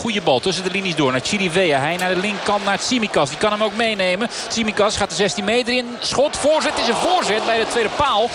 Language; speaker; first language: Dutch; native; Dutch